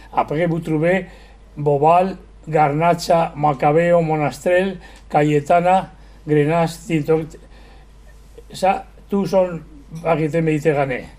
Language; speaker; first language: French; non-native, learner; Spanish